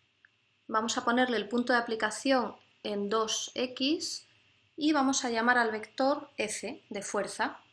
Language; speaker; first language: Spanish; native; Spanish